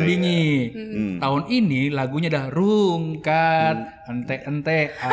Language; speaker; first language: Indonesian; native; Indonesian